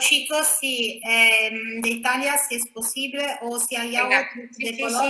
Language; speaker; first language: Spanish; non-native, fluent; Italian